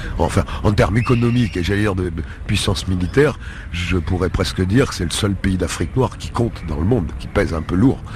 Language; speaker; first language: French; native; French